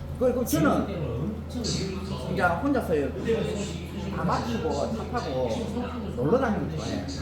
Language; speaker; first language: Korean; native; Korean